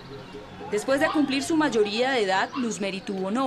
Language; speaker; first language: Spanish; native; Spanish